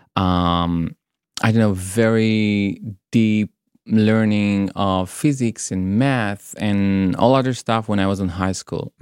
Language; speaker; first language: English; non-native, fluent; Hebrew